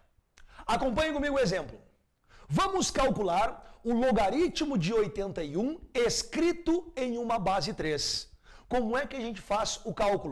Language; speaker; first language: Portuguese; native; Portuguese